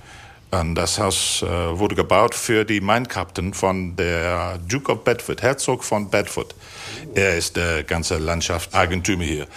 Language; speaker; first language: German; non-native, fluent; English